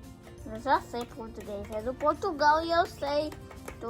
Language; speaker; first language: Portuguese; early bilingual, heritage; Portuguese